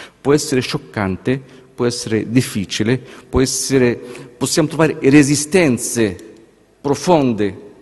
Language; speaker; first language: Italian; non-native, fluent; Arabic